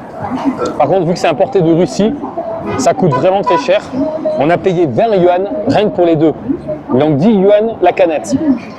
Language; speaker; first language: French; native; French